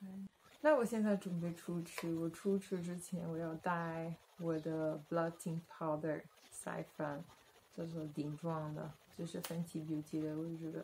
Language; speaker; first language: Chinese; non-native, fluent; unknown